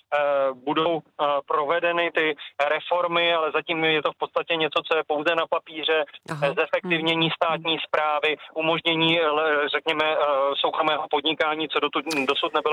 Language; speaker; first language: Czech; native; Czech